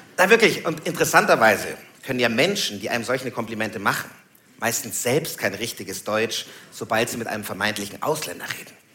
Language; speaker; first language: German; native; German